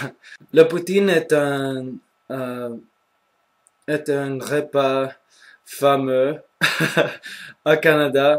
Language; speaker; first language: French; non-native, local second language; English